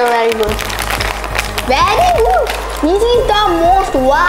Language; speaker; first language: English; non-native, local second language; Hindi